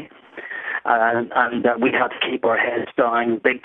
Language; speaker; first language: English; native; English